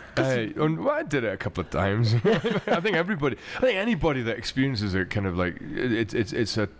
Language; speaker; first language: English; native; English